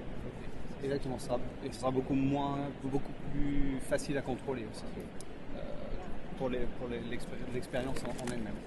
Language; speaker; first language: French; native; French